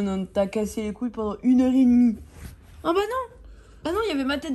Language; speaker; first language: French; native; French